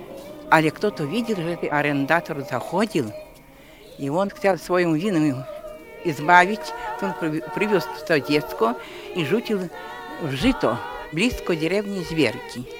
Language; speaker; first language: Polish; non-native, local second language; Belarusian